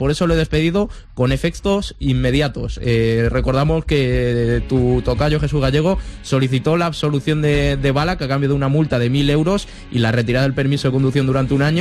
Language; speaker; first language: Spanish; native; Spanish